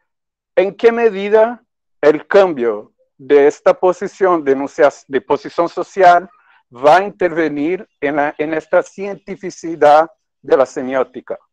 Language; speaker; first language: Spanish; non-native, fluent; Portuguese